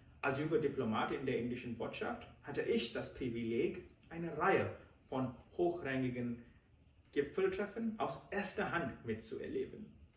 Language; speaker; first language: German; non-native, fluent; Telugu